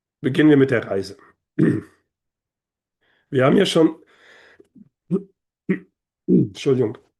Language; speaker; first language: German; native; German